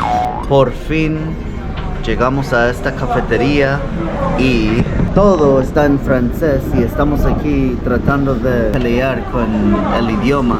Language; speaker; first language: Spanish; non-native, fluent; English